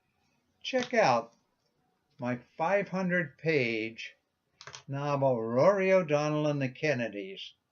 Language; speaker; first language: English; native; English